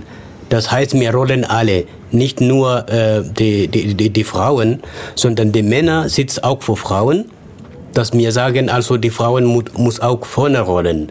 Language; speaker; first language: German; non-native, fluent; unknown